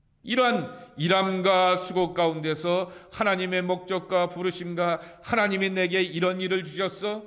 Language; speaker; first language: Korean; native; Korean